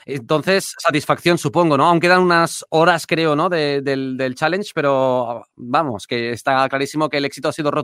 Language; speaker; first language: Spanish; native; Spanish